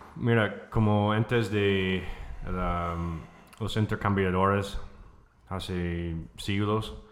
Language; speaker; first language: Spanish; non-native, fluent; English